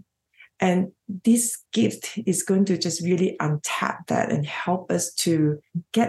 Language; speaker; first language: English; non-native, local second language; Cantonese